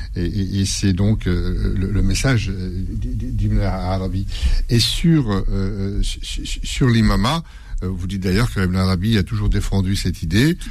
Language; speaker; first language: French; early bilingual, other home language; Kabyle